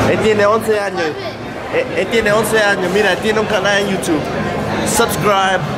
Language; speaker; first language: Spanish; early bilingual, heritage; English